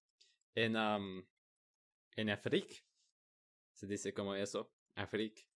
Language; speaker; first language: Spanish; non-native, learner; English